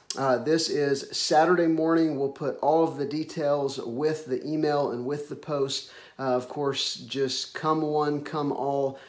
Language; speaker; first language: English; native; English